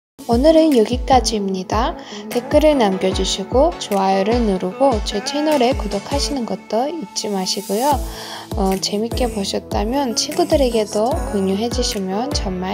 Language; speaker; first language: Korean; non-native, learner; Azerbaijani